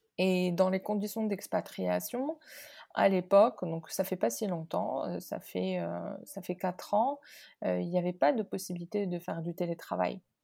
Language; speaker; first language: French; non-native, local second language; Arabic